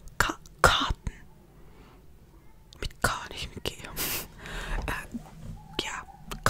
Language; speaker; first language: German; non-native, fluent; Estonian